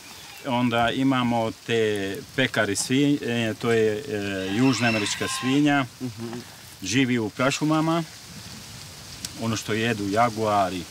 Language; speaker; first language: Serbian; non-native, local second language; Hungarian